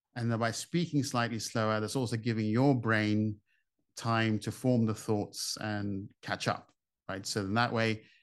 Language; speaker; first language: English; native; English